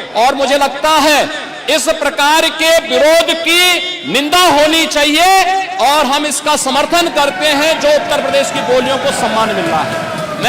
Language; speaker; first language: Hindi; native; Hindi